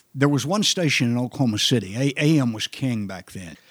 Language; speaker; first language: English; native; English